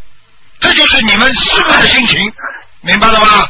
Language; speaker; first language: Chinese; native; Chinese